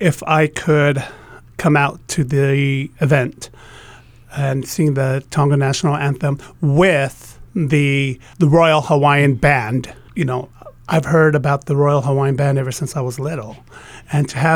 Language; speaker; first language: English; native; English